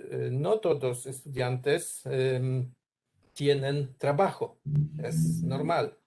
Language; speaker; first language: Spanish; non-native, learner; Polish